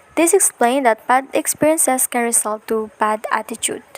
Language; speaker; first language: English; non-native, local second language; Filipino